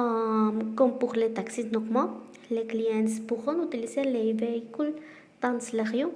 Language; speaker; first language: French; non-native, learner; Spanish